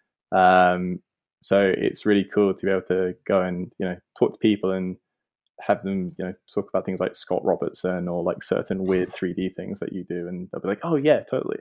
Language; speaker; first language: English; native; English